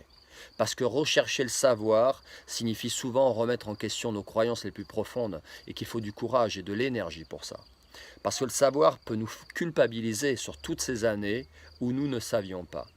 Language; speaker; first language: French; native; French